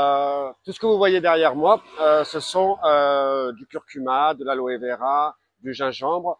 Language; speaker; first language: French; native; French